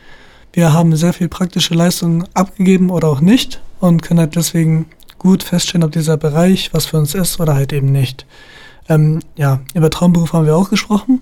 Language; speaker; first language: German; native; German